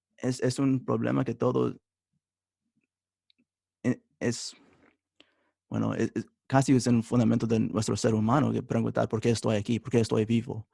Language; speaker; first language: Spanish; early bilingual, heritage; Spanish